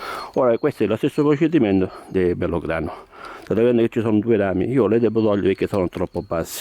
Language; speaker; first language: Italian; native; Italian